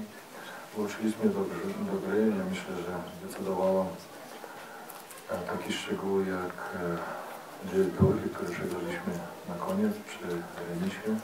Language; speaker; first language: Polish; non-native, learner; Lithuanian